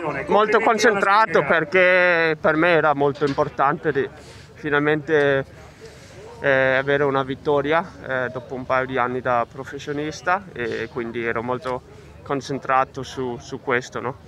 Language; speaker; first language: Italian; non-native, fluent; Danish